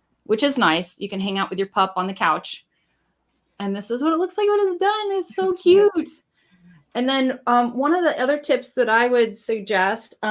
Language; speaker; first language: English; native; English